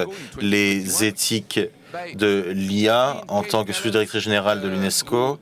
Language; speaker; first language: French; native; French